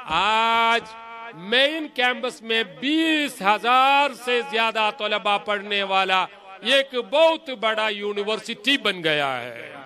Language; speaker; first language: Hindi; non-native, local second language; Malayalam